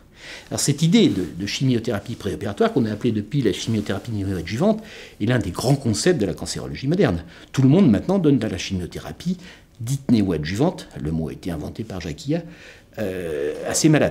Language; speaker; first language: French; native; French